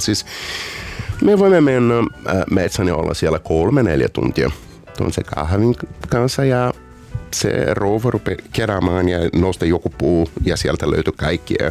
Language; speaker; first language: Finnish; non-native, fluent; Portuguese